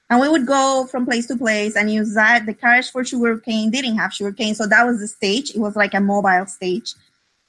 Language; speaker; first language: English; non-native, fluent; Spanish